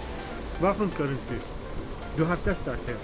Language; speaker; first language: Swedish; non-native, learner; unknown